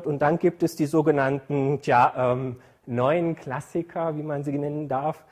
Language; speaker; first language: German; native; German